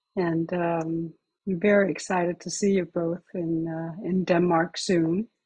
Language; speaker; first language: English; non-native, fluent; Danish